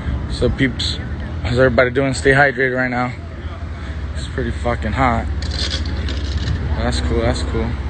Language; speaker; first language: English; early bilingual, other home language; Spanish